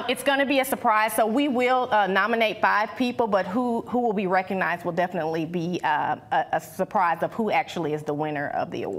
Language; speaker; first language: English; native; English